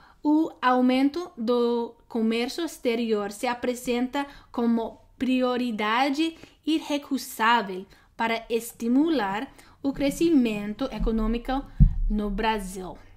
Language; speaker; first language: Portuguese; non-native, learner; English